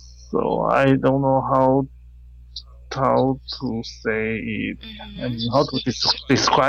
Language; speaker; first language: English; non-native, learner; Chinese